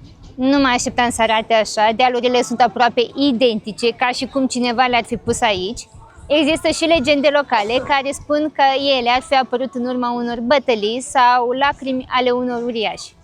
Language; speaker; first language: Romanian; native; Romanian